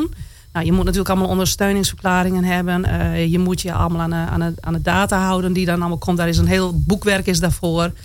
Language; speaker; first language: Dutch; native; Dutch